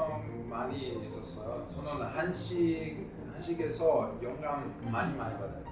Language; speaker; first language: Korean; non-native, learner; Italian